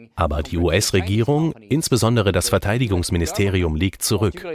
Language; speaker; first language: German; non-native, fluent; French